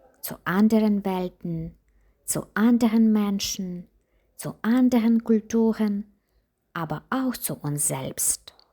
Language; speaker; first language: German; non-native, fluent; Ukrainian